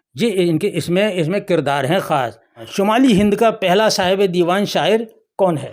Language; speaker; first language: Urdu; native; Urdu